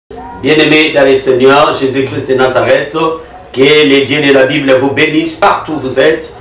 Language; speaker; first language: French; non-native, local second language; Lingala